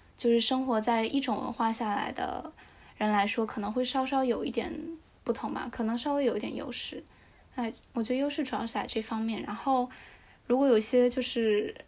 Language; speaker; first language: Chinese; native; Chinese